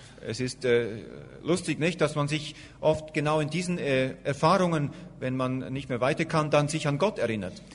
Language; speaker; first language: German; native; German